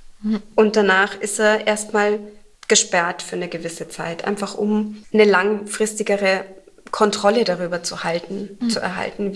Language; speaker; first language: German; native; German